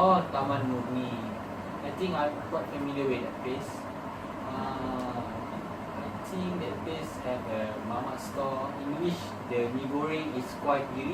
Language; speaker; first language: English; non-native, learner; Malay